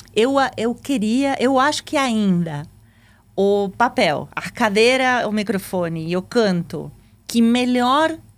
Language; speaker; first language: Portuguese; non-native, fluent; Spanish